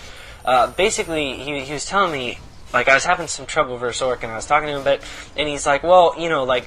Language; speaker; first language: English; native; English